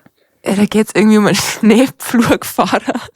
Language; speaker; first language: German; native; German